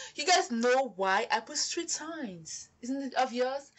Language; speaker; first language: English; non-native, local second language; French